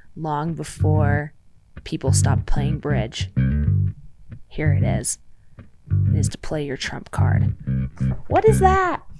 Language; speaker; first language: English; native; English